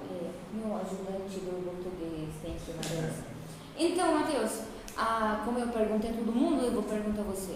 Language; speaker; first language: Portuguese; non-native, fluent; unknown